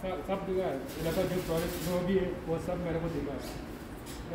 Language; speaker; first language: Hindi; non-native, local second language; Malayalam